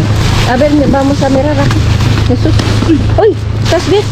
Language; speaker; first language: Spanish; non-native, learner; Filipino